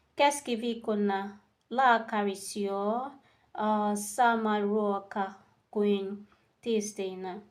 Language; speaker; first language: Finnish; non-native, learner; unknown